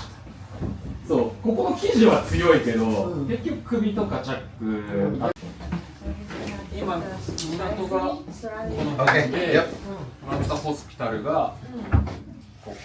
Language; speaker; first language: Japanese; native; Japanese